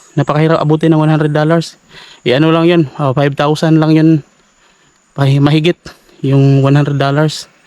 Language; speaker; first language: Filipino; native; Filipino